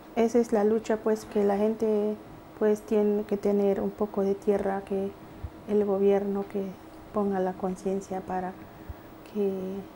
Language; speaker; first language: Spanish; native; Spanish